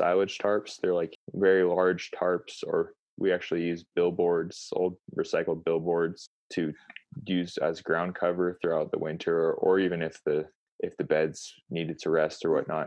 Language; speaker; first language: English; native; English